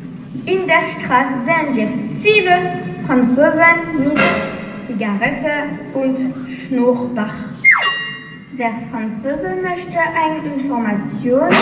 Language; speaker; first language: German; non-native, learner; French